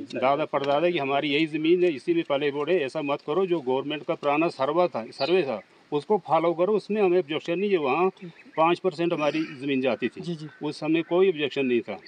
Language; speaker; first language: Hindi; native; Hindi